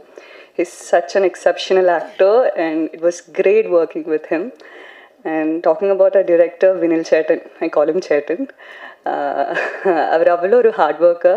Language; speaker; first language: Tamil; non-native, learner; Malayalam